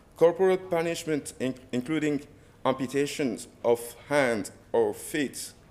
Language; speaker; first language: English; non-native, fluent; French